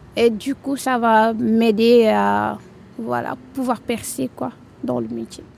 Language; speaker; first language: French; non-native, local second language; Wolof